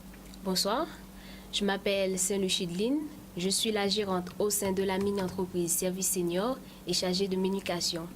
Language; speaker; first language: French; native; French